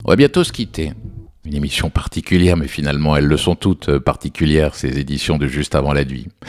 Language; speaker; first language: French; native; French